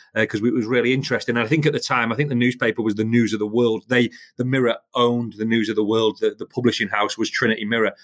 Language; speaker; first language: English; native; English